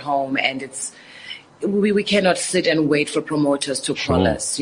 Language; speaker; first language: English; non-native, local second language; Northern Sotho